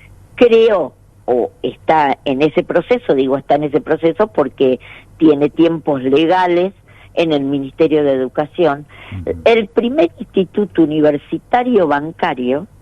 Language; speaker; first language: Spanish; native; Spanish